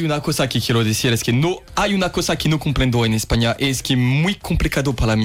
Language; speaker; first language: Spanish; non-native, learner; French